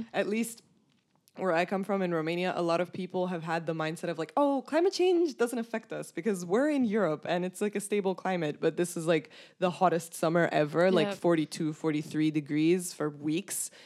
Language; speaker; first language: English; non-native, fluent; Romanian